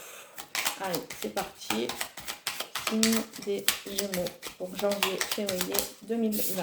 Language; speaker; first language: French; native; French